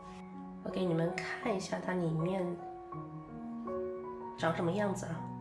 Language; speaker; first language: Chinese; native; Chinese